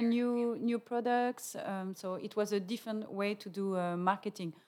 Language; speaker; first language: English; non-native, fluent; French